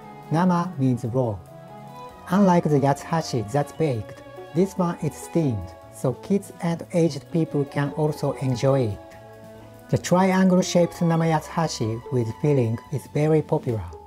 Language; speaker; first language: English; non-native, fluent; Japanese